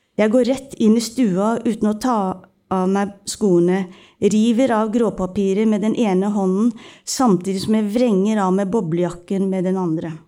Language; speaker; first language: Norwegian; early bilingual, other home language; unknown